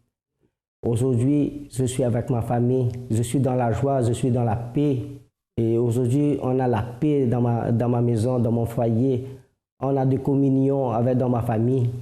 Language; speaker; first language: French; non-native, fluent; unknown